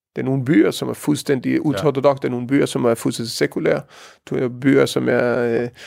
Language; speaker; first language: Danish; early bilingual, heritage; Danish